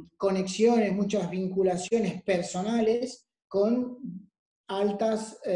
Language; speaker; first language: Spanish; native; Spanish